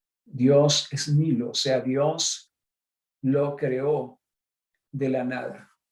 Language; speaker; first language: Spanish; native; Spanish